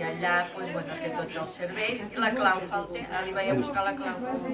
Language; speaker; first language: Catalan; native; Catalan